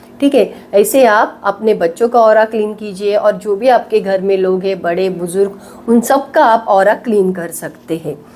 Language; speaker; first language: Hindi; non-native, local second language; Marathi